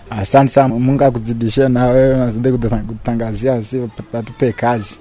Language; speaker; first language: Swahili; non-native, local second language; Rundi